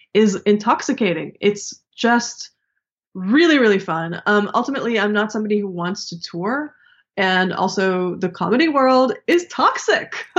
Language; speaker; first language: English; early bilingual, other home language; Hebrew